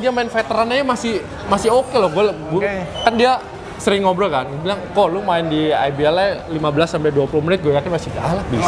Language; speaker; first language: Indonesian; native; Indonesian